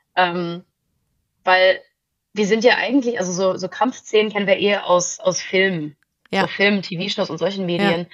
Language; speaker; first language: German; native; German